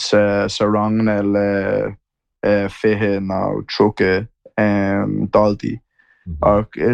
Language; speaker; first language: Irish; non-native, learner; English